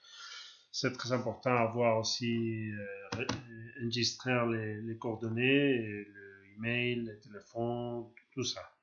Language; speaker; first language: French; non-native, learner; Spanish